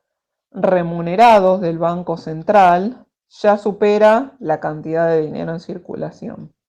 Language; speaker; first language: Spanish; native; Spanish